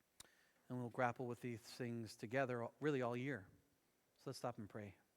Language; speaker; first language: English; native; English